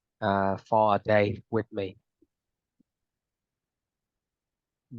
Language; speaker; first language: English; non-native, fluent; Vietnamese